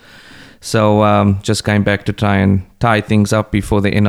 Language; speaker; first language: English; native; English